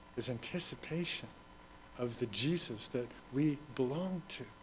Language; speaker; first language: English; native; English